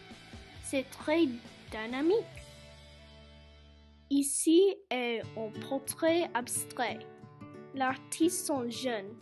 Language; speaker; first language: French; non-native, learner; English